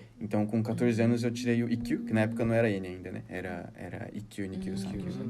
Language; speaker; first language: Portuguese; early bilingual, heritage; Portuguese